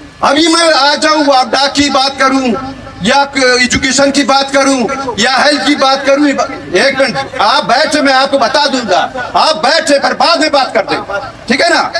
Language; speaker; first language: Urdu; non-native, local second language; Baluchi